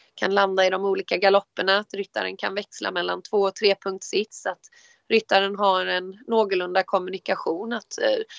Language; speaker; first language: Swedish; native; Swedish